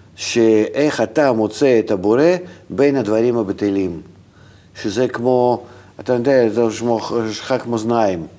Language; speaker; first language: Hebrew; non-native, fluent; Russian